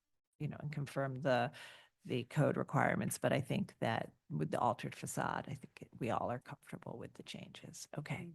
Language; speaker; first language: English; native; English